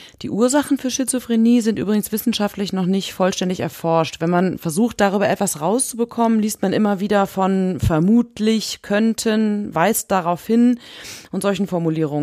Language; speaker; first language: German; native; German